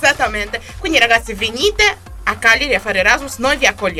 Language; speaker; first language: Italian; native; Italian